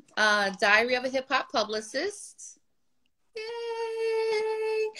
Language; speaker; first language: English; native; English